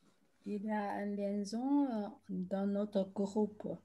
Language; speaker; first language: French; non-native, learner; Chinese